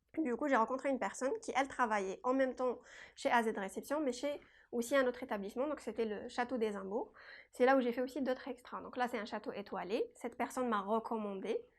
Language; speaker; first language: French; non-native, local second language; Kabyle